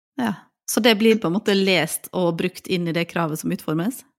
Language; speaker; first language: Norwegian; native; Norwegian